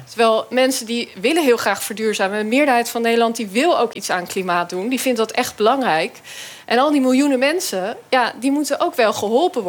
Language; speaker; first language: Dutch; native; Dutch